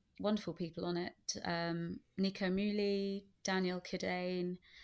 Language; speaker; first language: English; native; English